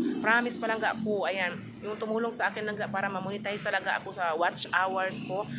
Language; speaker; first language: Filipino; non-native, local second language; Cebuano